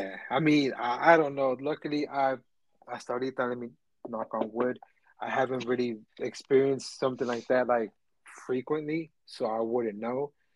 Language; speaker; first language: English; early bilingual, other home language; Spanish